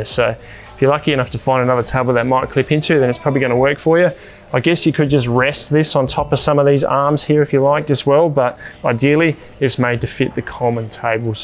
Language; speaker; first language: English; native; English